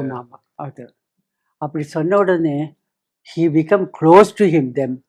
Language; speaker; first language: Tamil; non-native, local second language; Kannada